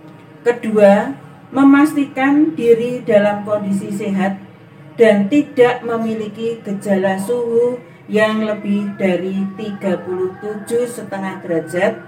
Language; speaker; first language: Indonesian; native; Indonesian